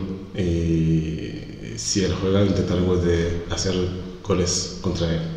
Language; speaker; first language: Spanish; non-native, fluent; French